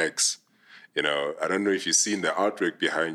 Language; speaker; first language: English; non-native, local second language; Southern Sotho